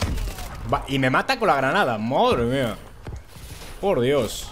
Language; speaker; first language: Spanish; native; Spanish